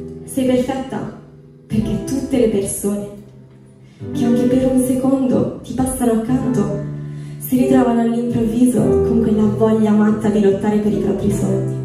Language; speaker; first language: Italian; native; Italian